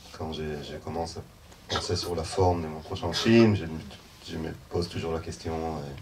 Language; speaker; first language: French; non-native, fluent; Hebrew